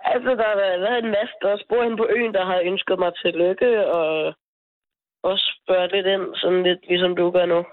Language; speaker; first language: Danish; native; Danish